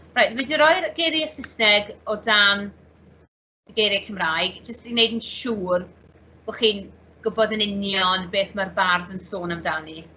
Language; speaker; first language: Welsh; native; Welsh